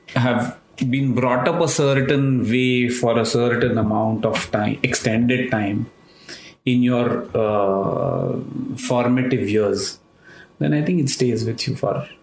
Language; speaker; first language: English; non-native, local second language; Marathi